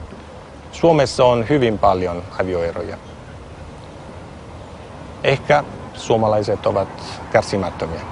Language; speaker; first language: Finnish; non-native, fluent; Italian